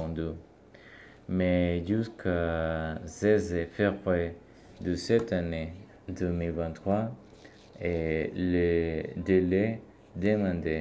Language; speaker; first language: French; non-native, learner; Spanish